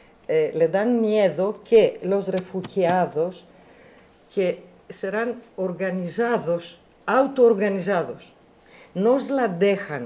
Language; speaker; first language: Spanish; non-native, learner; Greek